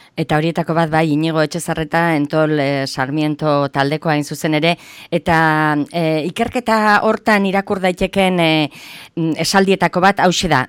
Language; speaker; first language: Basque; native; Basque